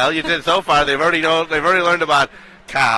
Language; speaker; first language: English; native; English